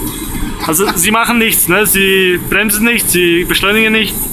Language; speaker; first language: German; native; German